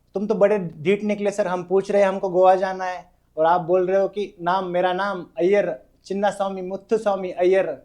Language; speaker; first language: Hindi; non-native, local second language; Marathi